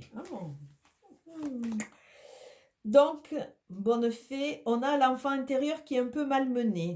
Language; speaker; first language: French; native; French